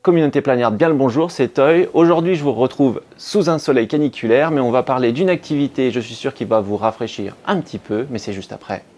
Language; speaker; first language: French; native; French